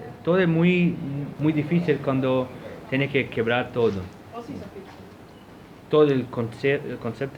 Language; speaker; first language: Spanish; non-native, fluent; Portuguese